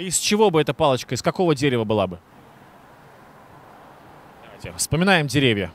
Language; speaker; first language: Russian; native; Russian